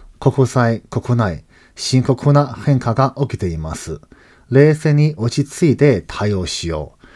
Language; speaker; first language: Japanese; non-native, fluent; Chinese